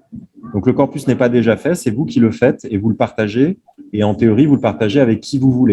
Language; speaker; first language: French; native; French